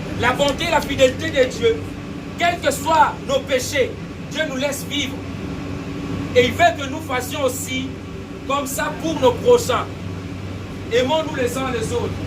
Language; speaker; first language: French; non-native, local second language; Lingala